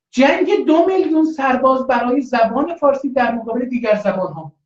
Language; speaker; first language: Persian; non-native, local second language; Azerbaijani